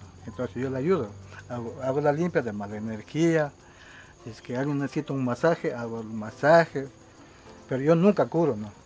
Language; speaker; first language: Spanish; non-native, local second language; Quechua